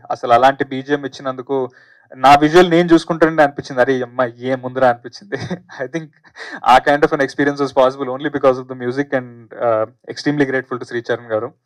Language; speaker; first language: Telugu; native; Telugu